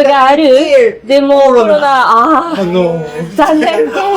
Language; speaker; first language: Japanese; non-native, learner; French